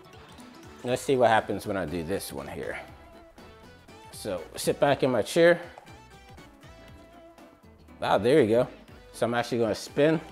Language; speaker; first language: English; native; English